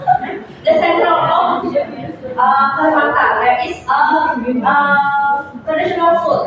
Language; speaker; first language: English; non-native, learner; Indonesian